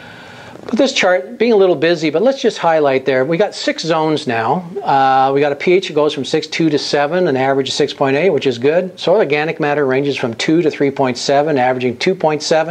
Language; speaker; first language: English; native; English